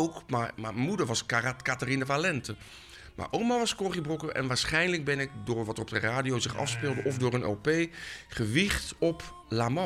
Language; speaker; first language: Dutch; native; Dutch